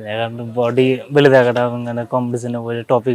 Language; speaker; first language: Malayalam; non-native, learner; Bangla